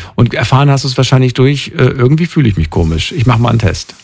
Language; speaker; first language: German; native; German